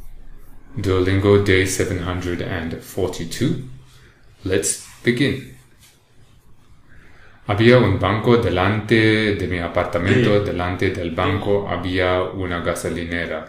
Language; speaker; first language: Spanish; non-native, learner; English